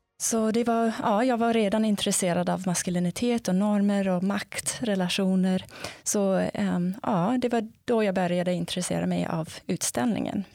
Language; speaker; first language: Swedish; non-native, fluent; English